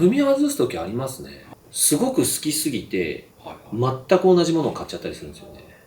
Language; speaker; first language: Japanese; native; Japanese